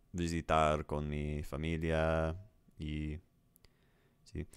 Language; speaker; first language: Spanish; non-native, learner; English